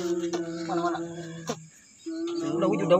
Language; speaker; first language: Indonesian; native; Indonesian